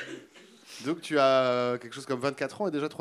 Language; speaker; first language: French; native; French